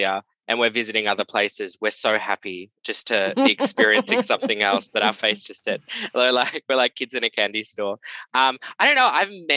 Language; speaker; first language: English; native; English